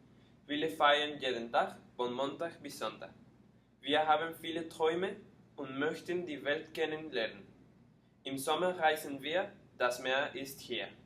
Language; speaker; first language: German; non-native, learner; Spanish